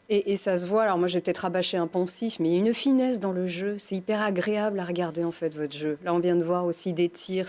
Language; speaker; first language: French; native; French